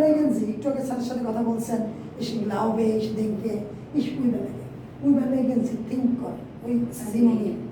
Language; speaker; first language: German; non-native, learner; Bangla